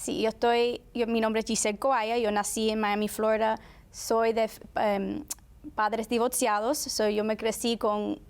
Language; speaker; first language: Spanish; early bilingual, heritage; Spanish